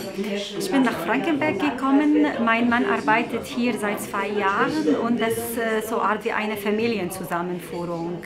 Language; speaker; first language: German; non-native, fluent; Arabic